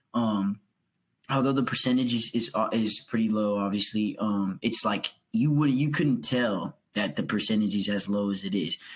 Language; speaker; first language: English; native; English